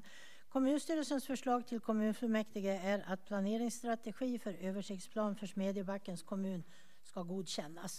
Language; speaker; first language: Swedish; native; Swedish